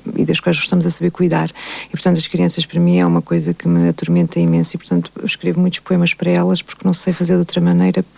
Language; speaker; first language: Portuguese; native; Portuguese